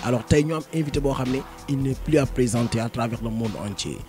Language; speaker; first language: French; non-native, local second language; Wolof